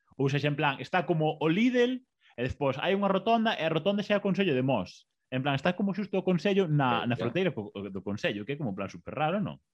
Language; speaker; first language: Galician; non-native, local second language; Spanish